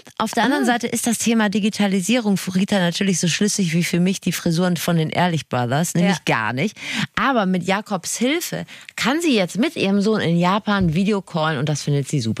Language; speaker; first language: German; native; German